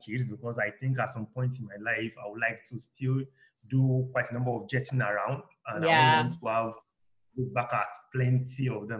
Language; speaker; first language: English; non-native, local second language; Yoruba